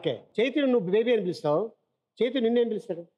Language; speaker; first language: Telugu; native; Telugu